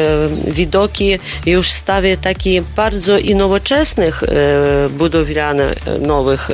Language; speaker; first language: Polish; non-native, learner; Ukrainian